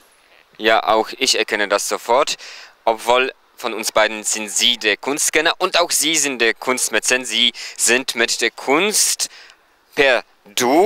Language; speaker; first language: German; non-native, fluent; Polish